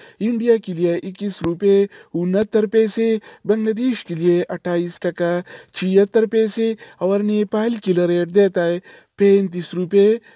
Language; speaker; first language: Urdu; non-native, local second language; Pashto